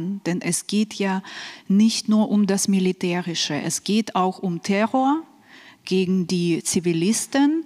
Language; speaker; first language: German; non-native, fluent; Ukrainian